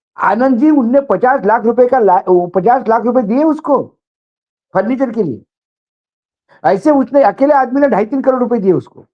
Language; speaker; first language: Hindi; non-native, local second language; Marathi